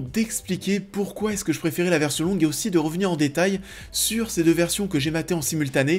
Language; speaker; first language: French; native; French